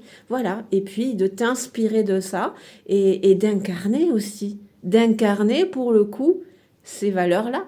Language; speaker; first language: French; native; French